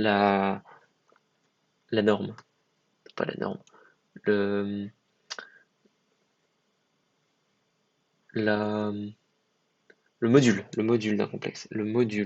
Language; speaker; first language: French; native; French